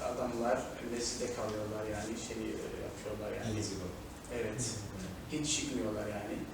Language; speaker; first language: Turkish; non-native, fluent; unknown